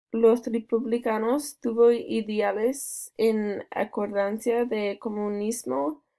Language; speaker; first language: Spanish; non-native, learner; English